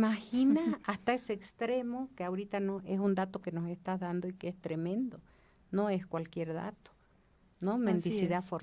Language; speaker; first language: Spanish; native; Spanish